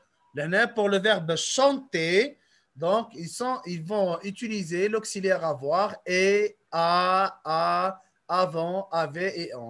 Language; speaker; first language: French; non-native, local second language; Arabic